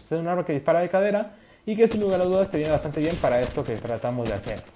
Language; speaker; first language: Spanish; native; Spanish